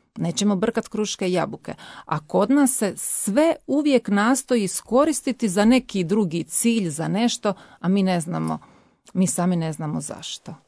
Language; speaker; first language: Croatian; native; Croatian